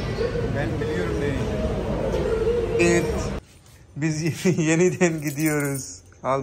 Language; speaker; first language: Turkish; non-native, learner; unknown